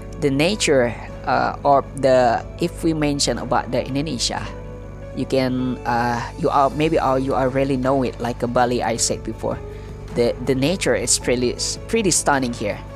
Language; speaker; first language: English; non-native, learner; Indonesian